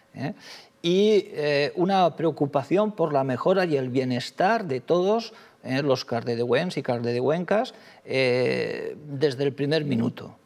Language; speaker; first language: Spanish; native; Spanish